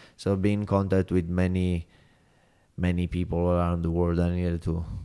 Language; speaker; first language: English; non-native, fluent; Italian